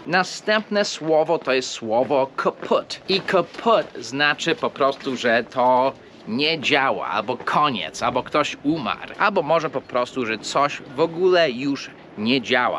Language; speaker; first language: Polish; early bilingual, heritage; English